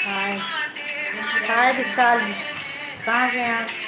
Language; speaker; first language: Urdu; non-native, local second language; Awadhi